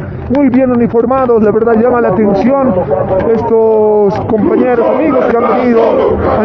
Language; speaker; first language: Spanish; native; Spanish